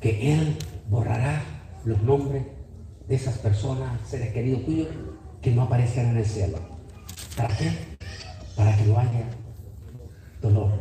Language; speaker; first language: Spanish; native; Spanish